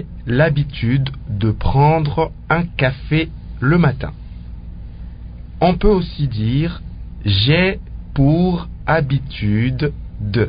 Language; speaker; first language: French; non-native, local second language; Lingala